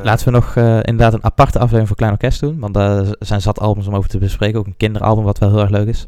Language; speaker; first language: Dutch; native; Dutch